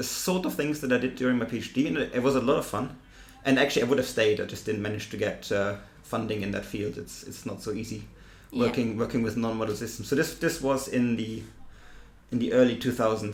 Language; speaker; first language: English; non-native, fluent; German